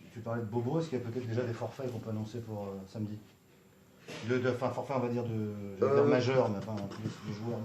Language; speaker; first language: French; native; French